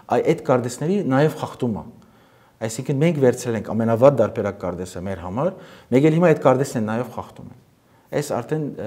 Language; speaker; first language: Armenian; early bilingual, heritage; Armenian